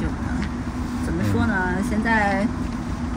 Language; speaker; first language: Chinese; native; Chinese